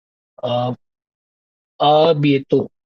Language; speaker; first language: French; non-native, learner; Marathi